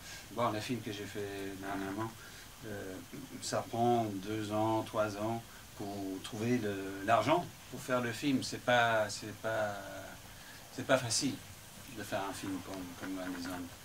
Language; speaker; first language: French; non-native, fluent; English